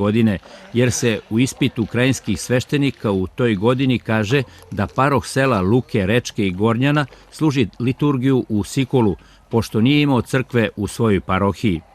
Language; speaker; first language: Serbian; native; Serbian